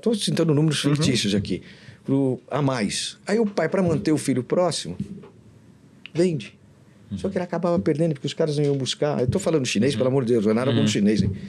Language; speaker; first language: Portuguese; native; Portuguese